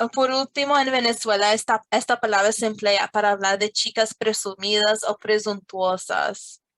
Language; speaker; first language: Spanish; non-native, fluent; English